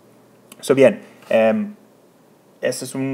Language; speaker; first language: Spanish; non-native, fluent; English